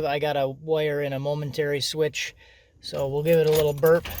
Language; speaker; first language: English; native; English